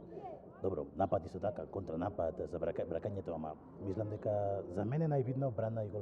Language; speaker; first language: Macedonian; non-native, fluent; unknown